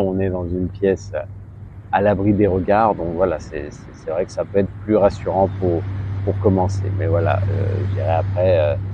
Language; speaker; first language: French; native; French